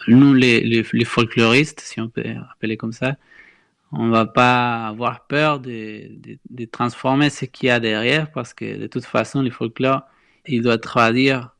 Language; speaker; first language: French; non-native, fluent; Spanish